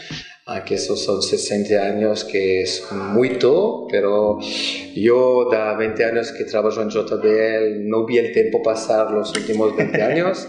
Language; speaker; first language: Spanish; non-native, fluent; French